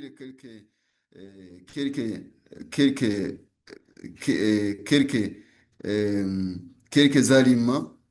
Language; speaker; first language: French; non-native, local second language; Rundi